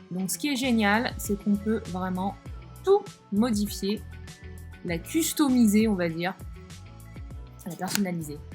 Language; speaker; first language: French; native; French